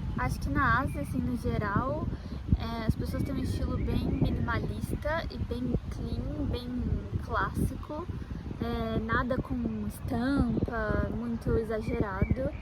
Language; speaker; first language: Portuguese; native; Portuguese